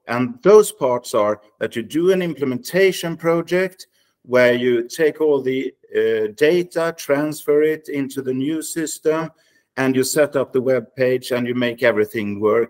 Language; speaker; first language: English; non-native, fluent; Swedish